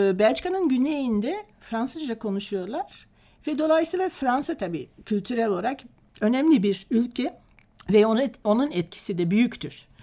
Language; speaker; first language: Turkish; non-native, fluent; Dutch